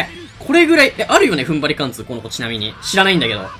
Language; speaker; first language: Japanese; native; Japanese